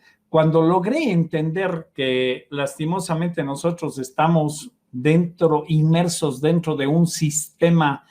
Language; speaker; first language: Spanish; native; Spanish